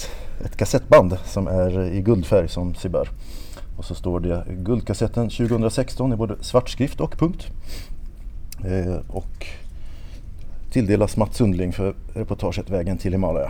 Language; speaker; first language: Swedish; native; Swedish